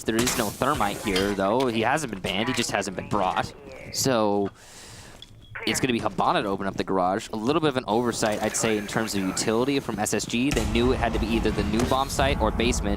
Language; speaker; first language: English; native; English